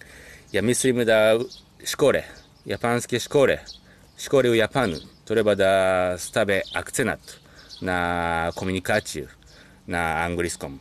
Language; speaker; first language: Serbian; non-native, learner; Japanese